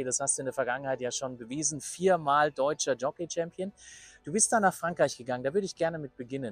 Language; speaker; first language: German; native; German